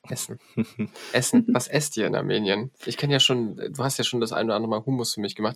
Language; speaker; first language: German; native; German